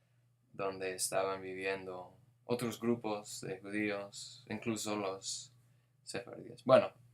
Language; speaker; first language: Spanish; non-native, fluent; English